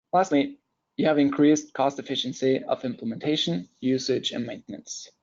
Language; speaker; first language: English; non-native, fluent; Norwegian